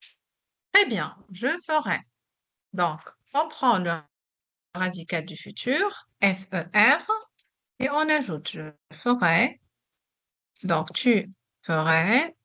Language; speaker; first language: French; non-native, local second language; Arabic